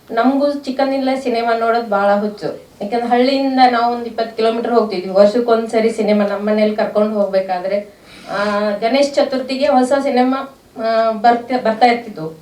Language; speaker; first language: Kannada; native; Kannada